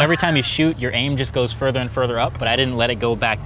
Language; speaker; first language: English; native; English